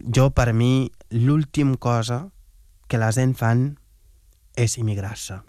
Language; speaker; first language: Catalan; non-native, fluent; Wolof